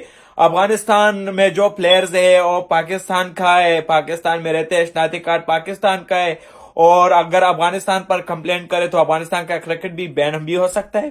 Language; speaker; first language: Hindi; non-native, fluent; Pashto